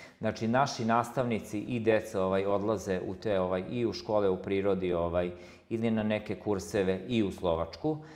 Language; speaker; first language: Croatian; non-native, local second language; Slovak